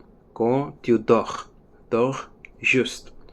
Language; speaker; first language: French; non-native, learner; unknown